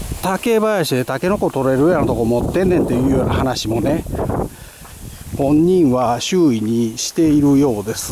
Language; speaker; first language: Japanese; native; Japanese